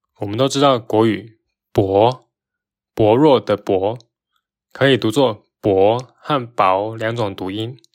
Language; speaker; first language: Chinese; native; Chinese